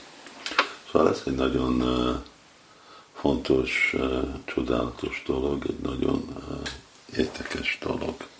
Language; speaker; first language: Hungarian; non-native, fluent; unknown